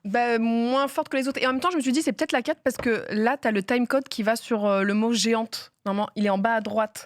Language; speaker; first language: French; native; French